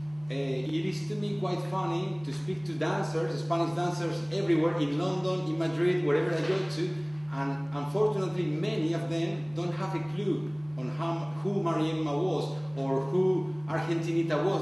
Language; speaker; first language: English; non-native, fluent; Spanish